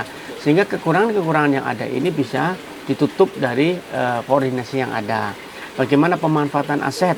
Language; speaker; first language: Indonesian; native; Indonesian